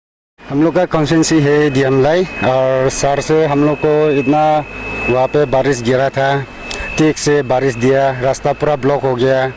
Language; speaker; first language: Hindi; non-native, local second language; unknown